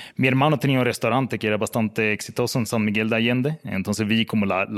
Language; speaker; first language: Spanish; non-native, fluent; Swedish